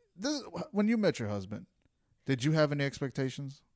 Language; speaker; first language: English; early bilingual, other home language; Spanish